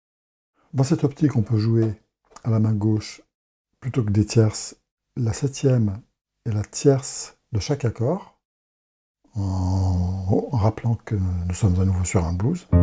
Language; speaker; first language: French; native; French